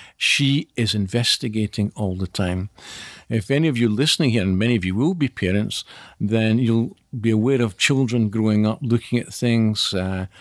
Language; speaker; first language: English; native; English